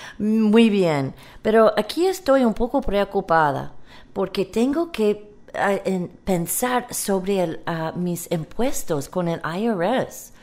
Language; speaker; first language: Spanish; non-native, learner; English